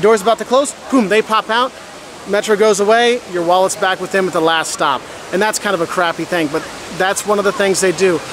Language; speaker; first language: English; native; English